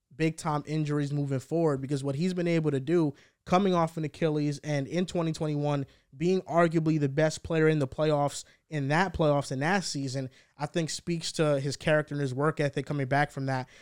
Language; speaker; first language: English; early bilingual, heritage; Spanish